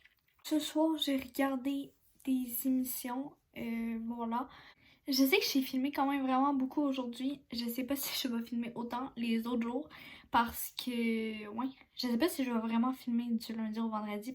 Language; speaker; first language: French; native; French